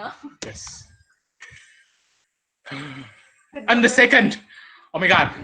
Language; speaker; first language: English; non-native, fluent; Indonesian